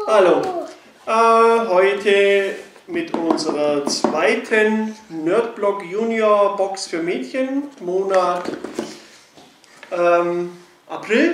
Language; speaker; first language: German; native; German